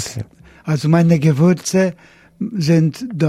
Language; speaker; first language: German; non-native, learner; Polish